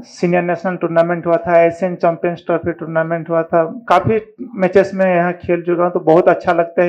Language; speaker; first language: Hindi; non-native, local second language; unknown